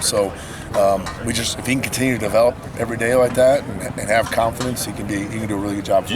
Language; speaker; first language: English; native; English